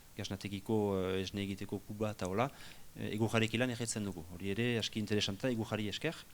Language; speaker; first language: Basque; native; Basque